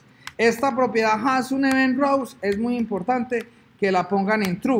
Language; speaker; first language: Spanish; native; Spanish